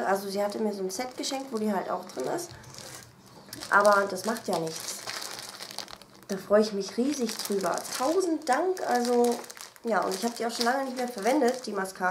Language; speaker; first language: German; native; German